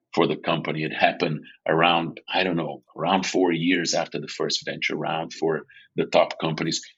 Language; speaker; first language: English; non-native, fluent; Portuguese